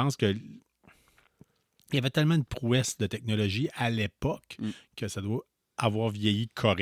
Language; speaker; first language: French; native; French